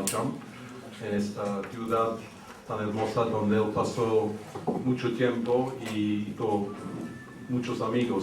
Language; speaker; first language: Spanish; early bilingual, heritage; English